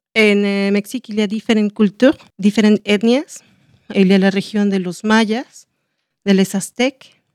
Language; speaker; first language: French; non-native, learner; Spanish